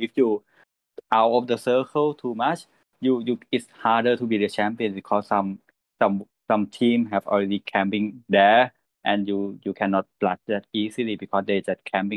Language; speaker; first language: English; non-native, learner; Thai